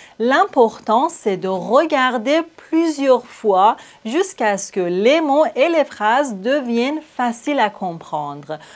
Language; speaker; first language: French; non-native, fluent; Persian